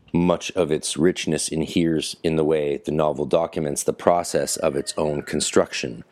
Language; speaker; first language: English; native; English